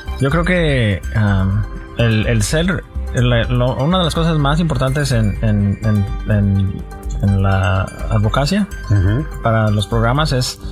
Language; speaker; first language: Spanish; early bilingual, heritage; Spanish